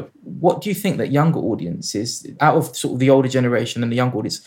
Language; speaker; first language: English; native; English